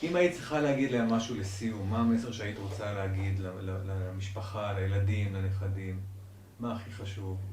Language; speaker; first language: Hebrew; native; Hebrew